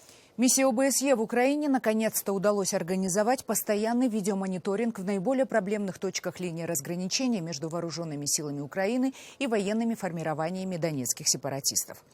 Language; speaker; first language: Russian; native; Russian